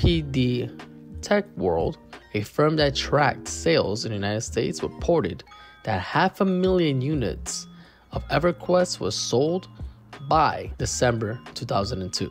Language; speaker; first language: English; native; English